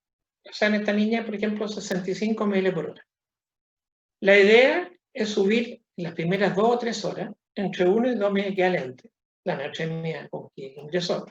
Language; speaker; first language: Spanish; native; Spanish